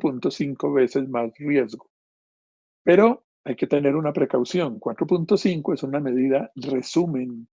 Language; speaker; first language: Spanish; native; Spanish